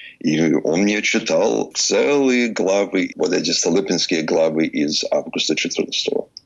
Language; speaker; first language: Russian; early bilingual, heritage; Russian